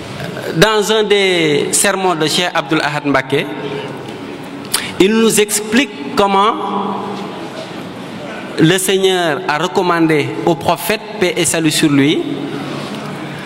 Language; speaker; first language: French; non-native, local second language; Wolof